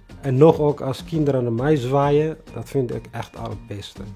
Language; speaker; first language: Dutch; non-native, fluent; Tigrinya